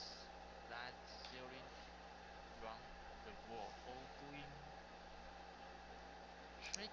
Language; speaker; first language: English; non-native, learner; Chinese